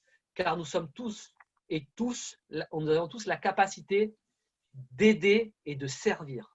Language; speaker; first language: French; native; French